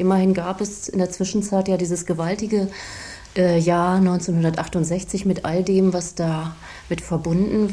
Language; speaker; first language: German; native; German